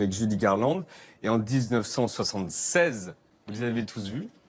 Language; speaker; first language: French; native; French